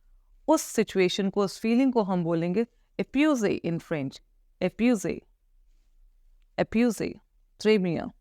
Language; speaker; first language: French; non-native, fluent; Hindi